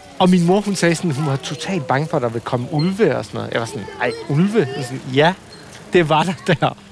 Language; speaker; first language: Danish; early bilingual, other home language; Assyrian Neo-Aramaic